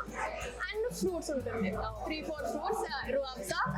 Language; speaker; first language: Telugu; non-native, learner; Hindi